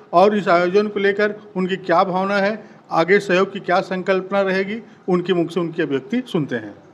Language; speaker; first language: Hindi; native; Hindi